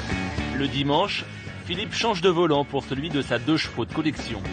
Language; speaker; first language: French; native; French